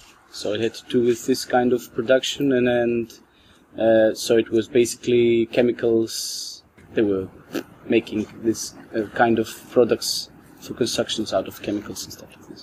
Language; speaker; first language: English; non-native, fluent; Greek